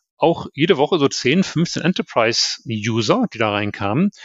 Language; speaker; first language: German; native; German